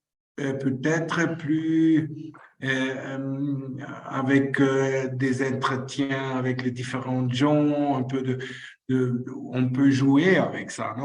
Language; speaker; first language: French; non-native, fluent; Spanish